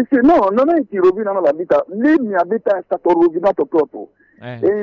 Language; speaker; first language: Italian; non-native, fluent; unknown